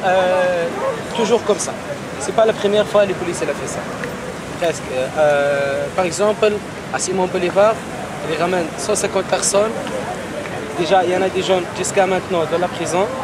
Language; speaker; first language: French; non-native, learner; Arabic